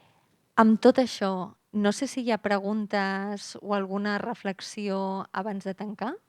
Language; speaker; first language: Catalan; native; Catalan